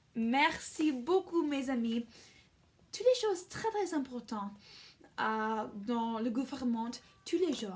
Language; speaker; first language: French; non-native, learner; English